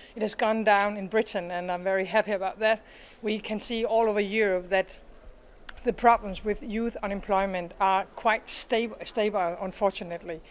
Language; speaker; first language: English; non-native, fluent; Danish